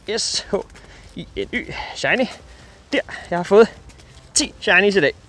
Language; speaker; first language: Danish; native; Danish